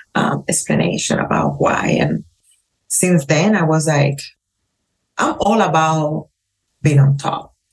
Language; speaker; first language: English; non-native, fluent; Spanish